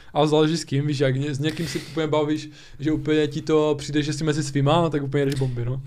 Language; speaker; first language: Czech; early bilingual, other home language; Slovak